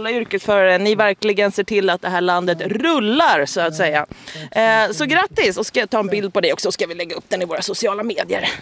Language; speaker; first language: Swedish; native; Swedish